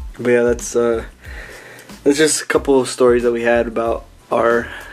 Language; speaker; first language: English; native; English